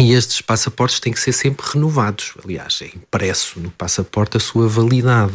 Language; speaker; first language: Portuguese; native; Portuguese